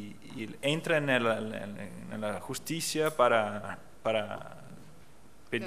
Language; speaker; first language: Spanish; non-native, fluent; Portuguese